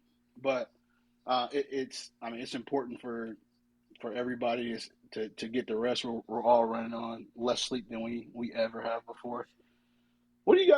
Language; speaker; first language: English; native; English